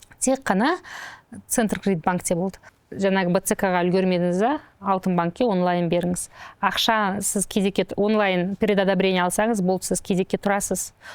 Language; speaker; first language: Kazakh; native; Kazakh